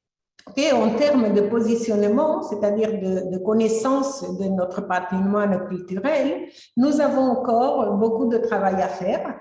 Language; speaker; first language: French; non-native, fluent; Spanish